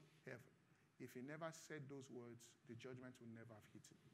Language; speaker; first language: English; non-native, local second language; Yoruba